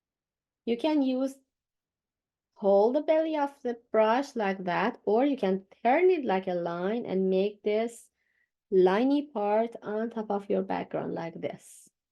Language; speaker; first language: English; non-native, fluent; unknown